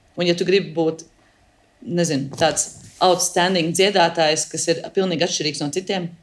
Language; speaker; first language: Latvian; early bilingual, heritage; Latvian